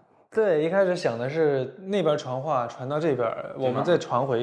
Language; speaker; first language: Chinese; native; Chinese